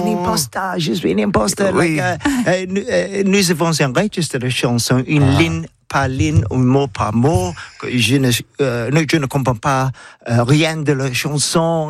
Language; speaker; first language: French; non-native, learner; English